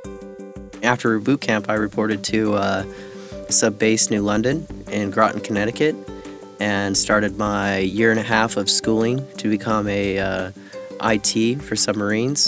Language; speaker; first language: English; native; English